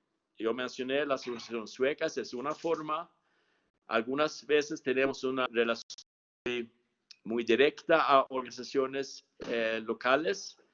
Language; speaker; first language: Spanish; non-native, fluent; Swedish